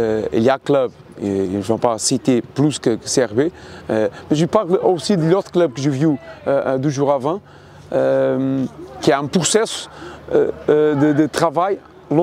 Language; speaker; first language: French; non-native, fluent; Portuguese